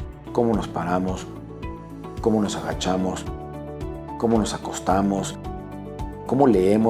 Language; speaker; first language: Spanish; native; Spanish